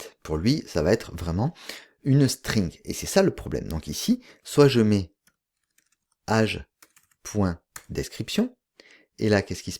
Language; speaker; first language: French; native; French